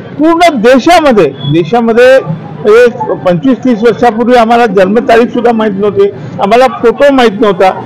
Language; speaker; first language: Marathi; non-native, local second language; Lambadi